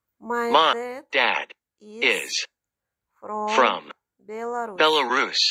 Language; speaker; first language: English; non-native, fluent; Russian